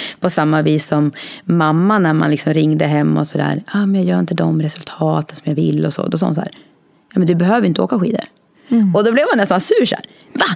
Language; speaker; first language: Swedish; native; Swedish